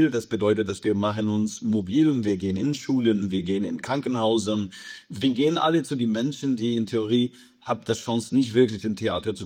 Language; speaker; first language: German; non-native, fluent; English